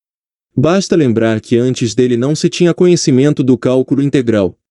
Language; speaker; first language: Portuguese; native; Portuguese